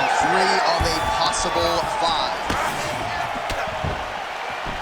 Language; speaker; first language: English; native; English